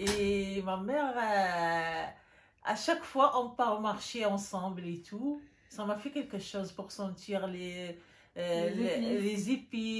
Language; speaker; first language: French; non-native, local second language; Arabic